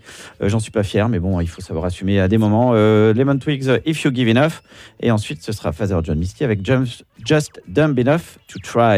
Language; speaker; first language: French; native; French